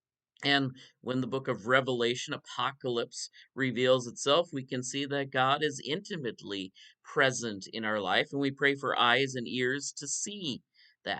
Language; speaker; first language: English; native; English